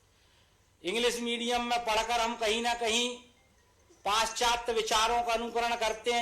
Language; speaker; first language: Hindi; native; Hindi